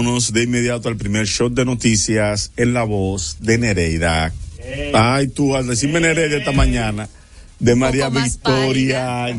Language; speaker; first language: Spanish; native; Spanish